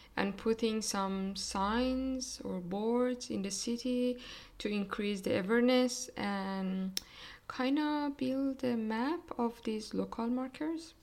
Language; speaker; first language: English; non-native, fluent; Persian